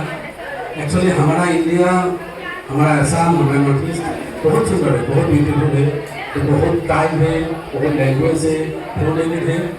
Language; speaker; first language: Hindi; non-native, local second language; Bangla